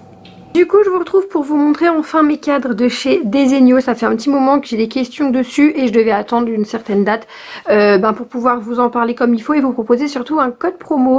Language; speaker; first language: French; native; French